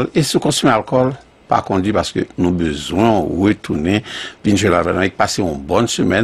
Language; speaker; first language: French; early bilingual, heritage; Haitian Creole